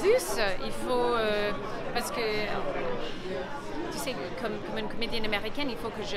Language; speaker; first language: French; non-native, fluent; English